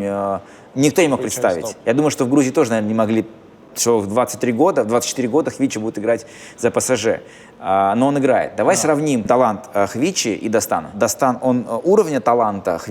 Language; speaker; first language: Russian; native; Russian